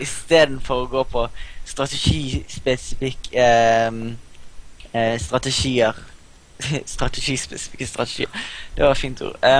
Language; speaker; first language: Norwegian; native; Norwegian